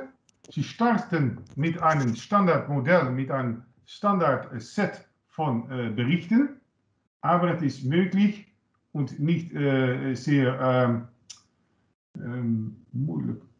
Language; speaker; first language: German; non-native, learner; Dutch